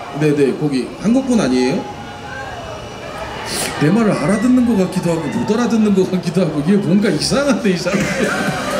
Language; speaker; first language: Korean; native; Korean